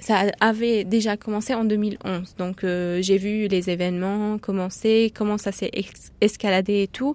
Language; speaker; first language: French; non-native, fluent; Arabic